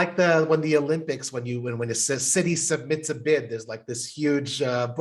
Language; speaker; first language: English; native; English